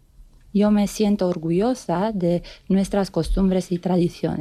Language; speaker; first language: Spanish; non-native, fluent; Romanian